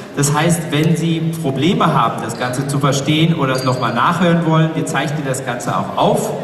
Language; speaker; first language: German; native; German